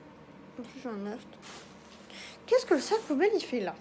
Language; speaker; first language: French; native; French